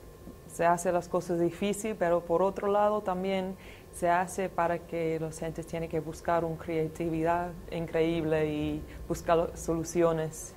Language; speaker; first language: Spanish; non-native, fluent; English